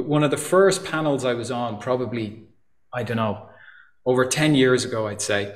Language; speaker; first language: English; native; English